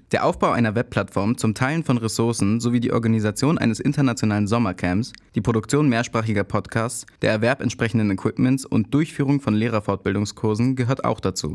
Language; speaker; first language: German; native; German